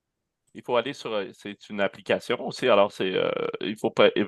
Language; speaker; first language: French; native; French